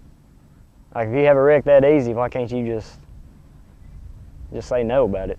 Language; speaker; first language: English; native; English